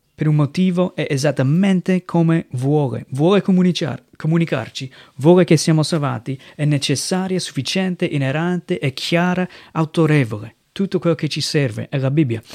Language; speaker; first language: Italian; non-native, fluent; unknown